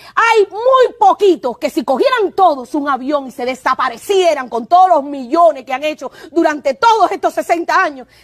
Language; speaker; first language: Spanish; native; Spanish